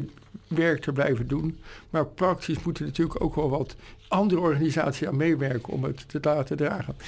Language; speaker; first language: Dutch; native; Dutch